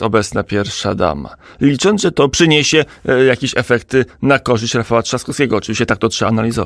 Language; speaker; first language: Polish; native; Polish